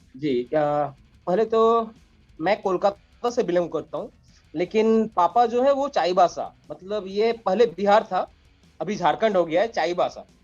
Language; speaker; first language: Hindi; non-native, local second language; Bangla